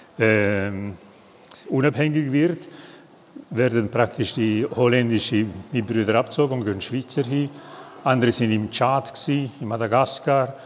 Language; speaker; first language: German; non-native, local second language; Italian